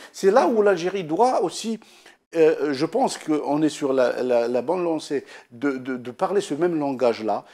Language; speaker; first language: French; non-native, local second language; Arabic